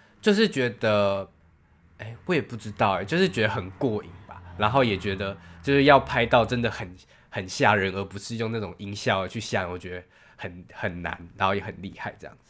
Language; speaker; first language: Chinese; native; Chinese